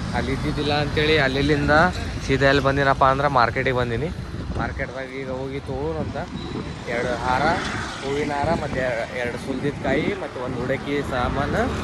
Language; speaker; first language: Kannada; native; Kannada